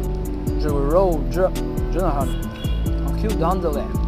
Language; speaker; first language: Chinese; non-native, fluent; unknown